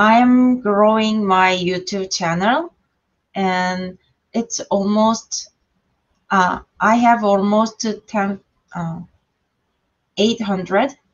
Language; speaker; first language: English; non-native, learner; Korean